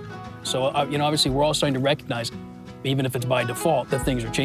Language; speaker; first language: English; native; English